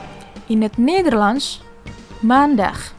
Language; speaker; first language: Dutch; non-native, learner; Indonesian